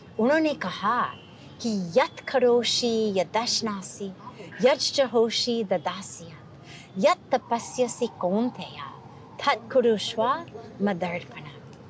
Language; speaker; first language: Hindi; non-native, fluent; English